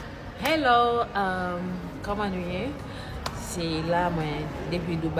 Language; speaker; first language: French; non-native, learner; Haitian Creole